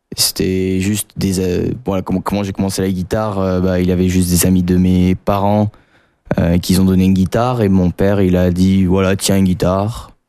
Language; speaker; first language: French; non-native, fluent; Russian